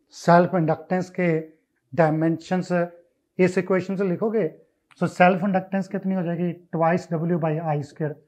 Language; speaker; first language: Hindi; non-native, local second language; Punjabi